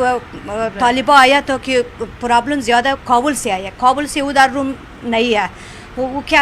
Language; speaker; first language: Hindi; non-native, learner; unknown